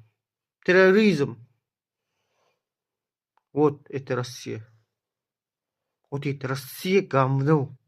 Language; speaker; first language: Russian; non-native, learner; Uzbek